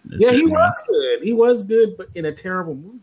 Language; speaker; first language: English; native; English